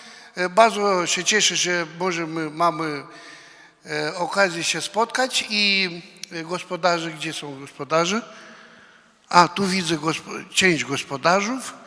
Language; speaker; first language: Polish; non-native, fluent; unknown